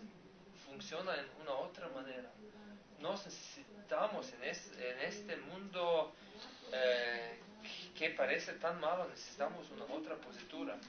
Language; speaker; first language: Spanish; non-native, learner; Slovenian